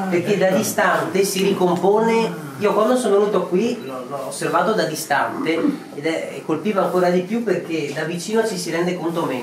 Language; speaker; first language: Italian; native; Italian